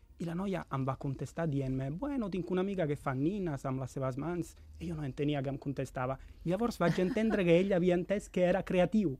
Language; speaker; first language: Catalan; non-native, fluent; Italian